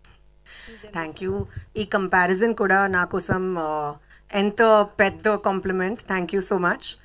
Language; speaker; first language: Telugu; non-native, fluent; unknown